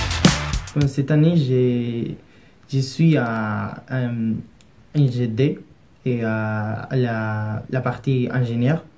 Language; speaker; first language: French; non-native, learner; Spanish